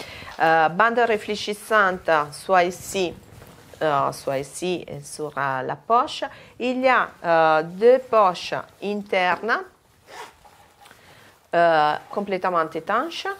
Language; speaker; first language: French; non-native, fluent; Italian